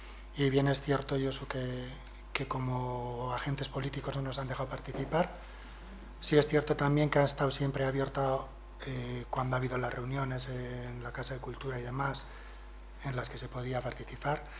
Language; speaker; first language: Spanish; non-native, local second language; Basque